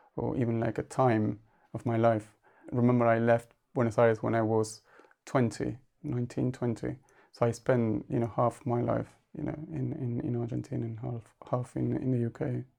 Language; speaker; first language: English; non-native, fluent; Spanish